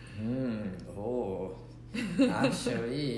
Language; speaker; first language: English; non-native, learner; Japanese